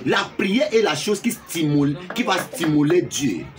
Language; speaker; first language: French; non-native, local second language; English